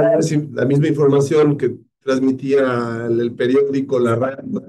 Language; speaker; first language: Spanish; native; Spanish